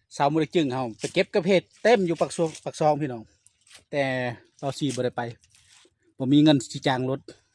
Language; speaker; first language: Lao; native; Lao